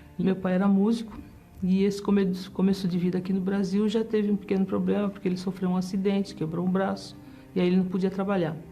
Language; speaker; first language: Portuguese; early bilingual, other home language; German